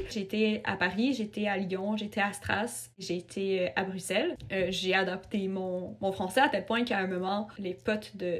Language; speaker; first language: French; early bilingual, other home language; Russian